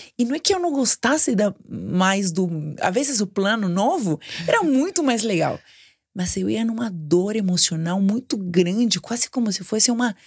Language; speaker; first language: Portuguese; non-native, fluent; Spanish